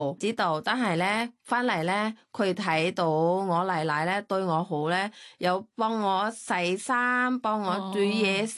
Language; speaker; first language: Cantonese; non-native, learner; Thai